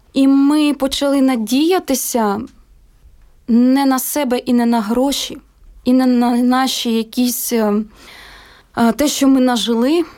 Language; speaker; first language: Ukrainian; native; Ukrainian